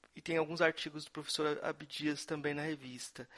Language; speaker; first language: Portuguese; native; Portuguese